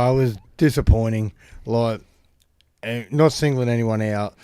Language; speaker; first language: English; native; English